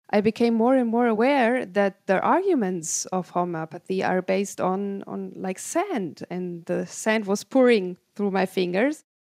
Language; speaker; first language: English; non-native, fluent; German